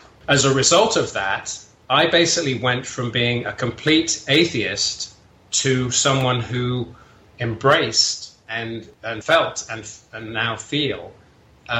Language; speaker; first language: English; native; English